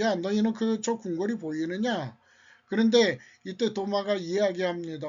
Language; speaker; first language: Korean; native; Korean